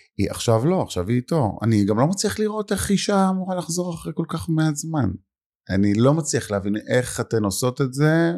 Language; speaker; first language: Hebrew; native; Hebrew